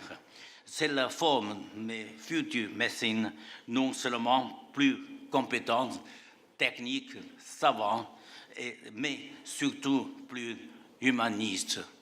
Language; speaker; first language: French; non-native, fluent; Chinese